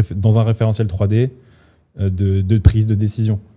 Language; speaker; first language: French; native; French